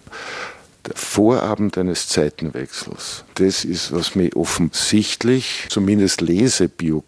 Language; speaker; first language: German; native; German